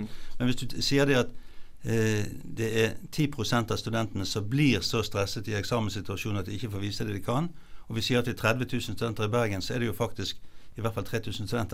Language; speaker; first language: Norwegian; native; Norwegian